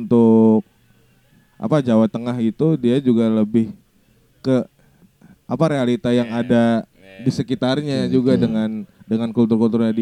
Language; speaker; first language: Indonesian; native; Indonesian